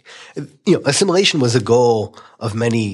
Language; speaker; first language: English; native; English